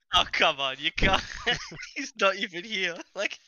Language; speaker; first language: English; non-native, fluent; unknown